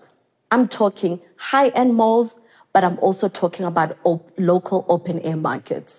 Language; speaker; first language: English; non-native, local second language; Xhosa